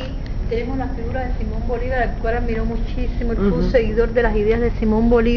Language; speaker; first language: Spanish; native; Spanish